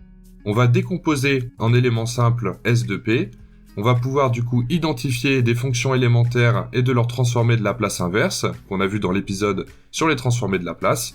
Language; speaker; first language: French; native; French